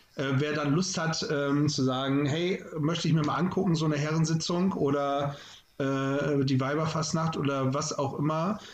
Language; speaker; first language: German; native; German